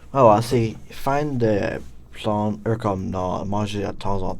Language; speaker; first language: French; non-native, local second language; English